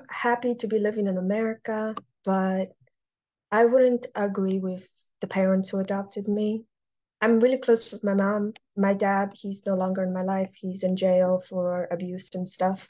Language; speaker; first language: English; early bilingual, other home language; Russian